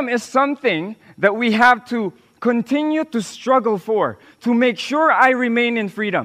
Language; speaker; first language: English; non-native, local second language; Filipino